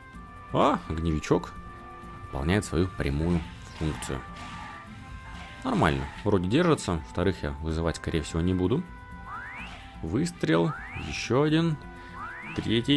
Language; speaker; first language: Russian; native; Russian